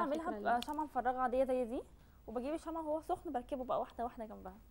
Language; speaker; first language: Arabic; native; Arabic